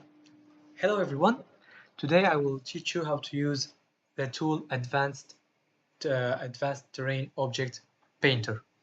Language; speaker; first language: English; non-native, fluent; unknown